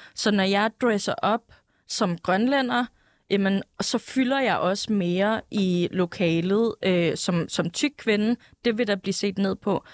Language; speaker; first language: Danish; native; Danish